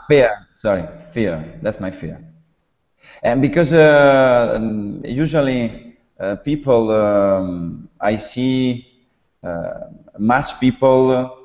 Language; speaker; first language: English; non-native, learner; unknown